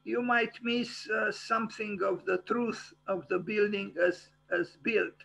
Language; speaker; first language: English; non-native, fluent; Romanian